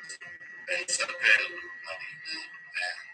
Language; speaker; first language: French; non-native, learner; English